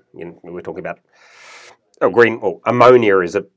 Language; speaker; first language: English; native; English